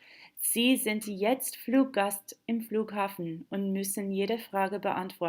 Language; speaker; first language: German; non-native, fluent; English